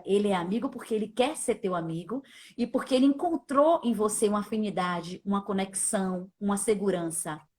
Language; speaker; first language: Portuguese; native; Portuguese